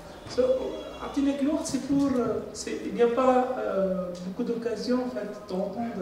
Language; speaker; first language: French; non-native, local second language; Arabic